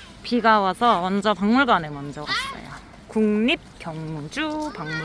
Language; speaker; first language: Korean; native; Korean